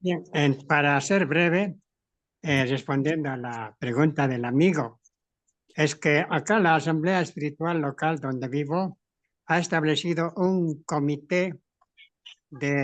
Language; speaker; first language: Spanish; native; Spanish